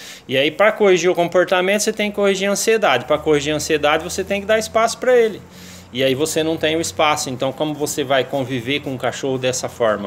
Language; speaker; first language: Portuguese; native; Portuguese